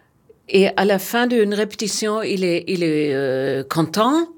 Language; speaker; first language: French; non-native, fluent; German